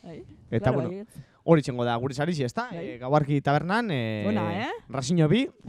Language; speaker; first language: Basque; native; Basque